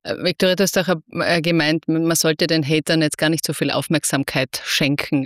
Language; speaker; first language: German; native; German